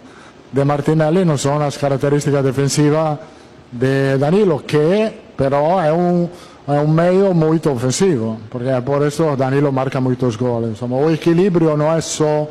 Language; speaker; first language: Portuguese; non-native, learner; Italian